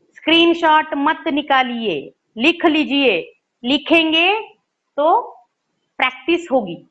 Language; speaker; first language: Hindi; non-native, local second language; Marathi